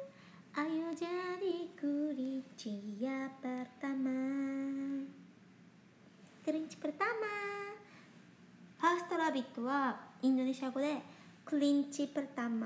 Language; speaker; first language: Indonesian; non-native, fluent; Japanese